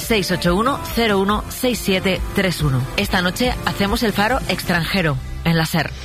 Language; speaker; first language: Spanish; native; Spanish